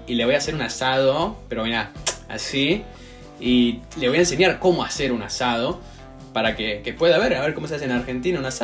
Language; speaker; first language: Spanish; native; Spanish